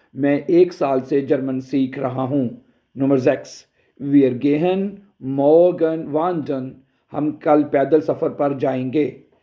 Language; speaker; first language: Urdu; native; Urdu